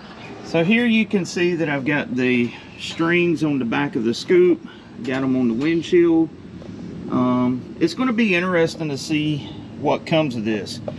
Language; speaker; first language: English; native; English